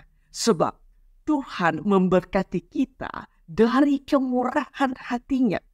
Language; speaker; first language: Indonesian; native; Indonesian